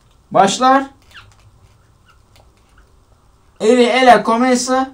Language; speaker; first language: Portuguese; non-native, learner; Turkish